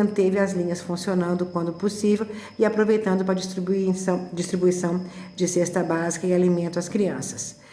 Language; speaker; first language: Portuguese; native; Portuguese